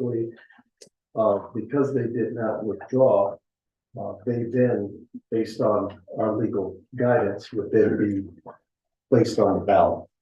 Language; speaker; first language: English; native; English